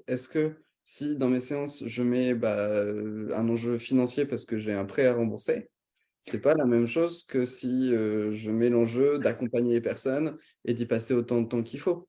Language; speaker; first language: French; native; French